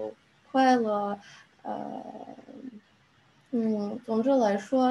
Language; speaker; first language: Chinese; non-native, learner; Russian